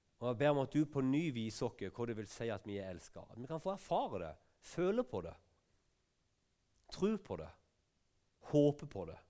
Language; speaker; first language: Norwegian; native; Norwegian